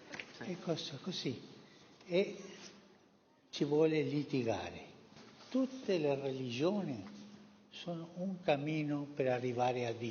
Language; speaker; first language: Italian; non-native, fluent; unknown